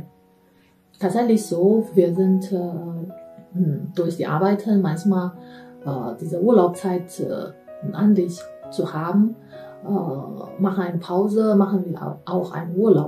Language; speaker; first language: German; non-native, fluent; Chinese